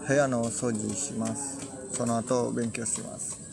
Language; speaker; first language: Japanese; non-native, learner; Indonesian